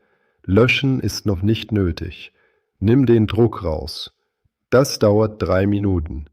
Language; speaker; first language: German; native; German